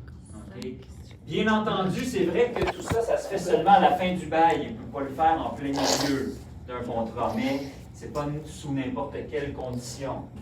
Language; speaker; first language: French; native; French